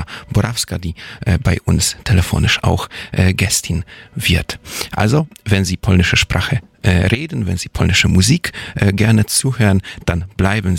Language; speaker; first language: German; non-native, fluent; Polish